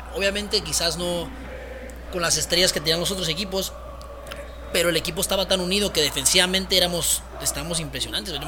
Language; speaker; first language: Spanish; early bilingual, heritage; Spanish